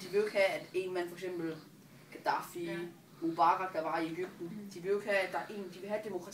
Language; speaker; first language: Danish; native; Danish